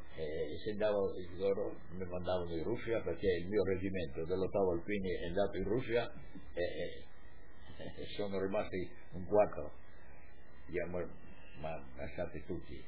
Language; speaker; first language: Italian; non-native, local second language; Friulian